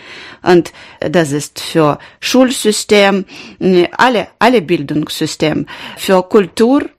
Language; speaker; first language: German; non-native, learner; Ukrainian